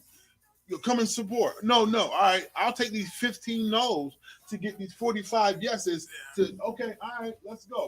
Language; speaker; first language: English; native; English